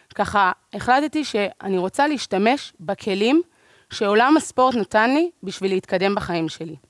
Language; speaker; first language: Hebrew; native; Hebrew